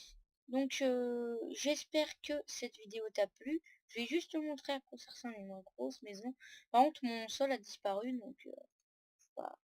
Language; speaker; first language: French; native; French